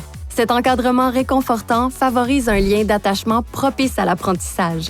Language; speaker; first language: French; native; French